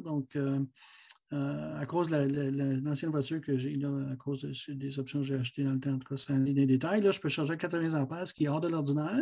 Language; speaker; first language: French; native; French